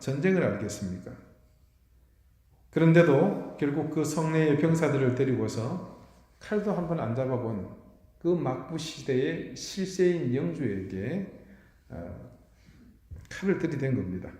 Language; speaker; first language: Korean; native; Korean